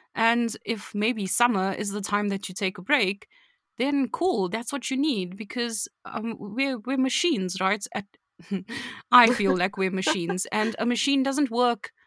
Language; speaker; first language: English; native; English